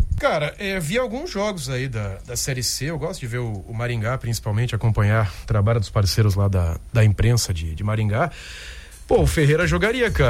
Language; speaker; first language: Portuguese; native; Portuguese